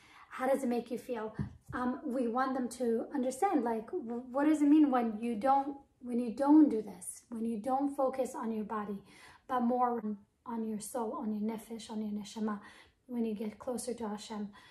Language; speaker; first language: English; non-native, fluent; Hebrew